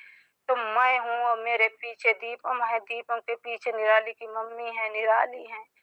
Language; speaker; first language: Hindi; native; Hindi